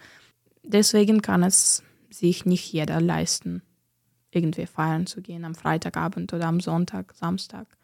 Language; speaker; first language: German; non-native, fluent; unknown